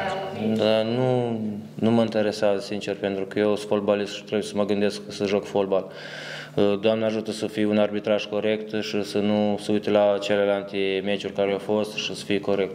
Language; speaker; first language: Romanian; early bilingual, heritage; Romanian